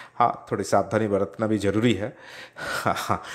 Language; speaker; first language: Hindi; non-native, local second language; Odia